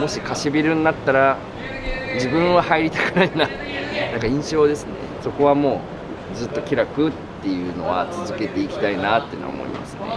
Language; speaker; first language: Japanese; native; Japanese